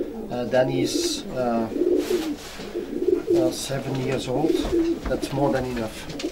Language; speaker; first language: English; non-native, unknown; Dutch